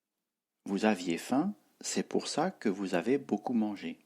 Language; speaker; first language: French; non-native, fluent; Tibetan